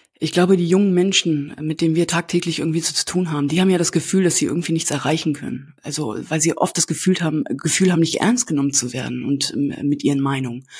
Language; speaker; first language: German; native; German